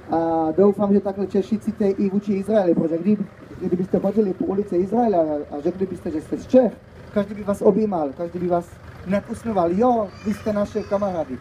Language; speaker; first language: Czech; early bilingual, heritage; Czech